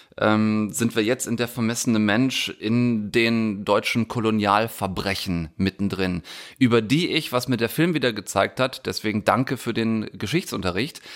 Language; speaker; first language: German; native; German